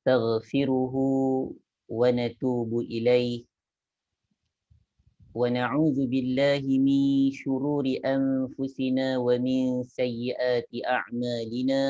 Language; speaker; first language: Arabic; non-native, fluent; Malay